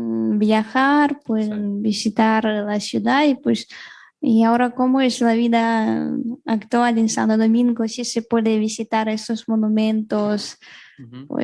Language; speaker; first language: Spanish; non-native, fluent; Russian